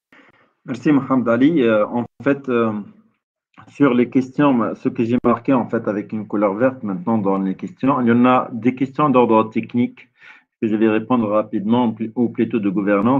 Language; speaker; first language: French; non-native, local second language; Arabic